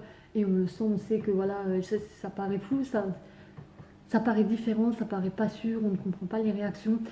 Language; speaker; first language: French; native; French